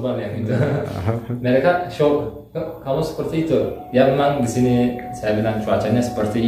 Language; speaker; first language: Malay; non-native, learner; Turkish